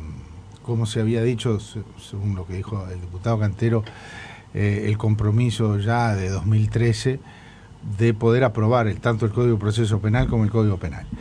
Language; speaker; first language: Spanish; native; Spanish